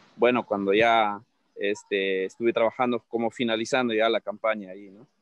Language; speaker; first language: Spanish; native; Spanish